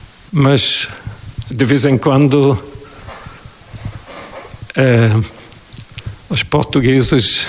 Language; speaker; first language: Portuguese; non-native, fluent; German